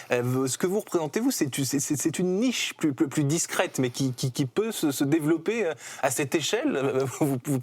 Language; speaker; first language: French; native; French